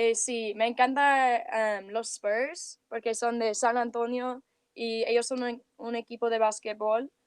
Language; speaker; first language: Spanish; early bilingual, heritage; Spanish